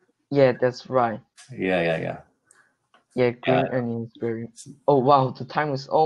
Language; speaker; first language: English; non-native, learner; Korean